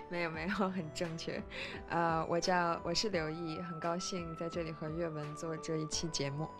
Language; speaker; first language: Chinese; native; Chinese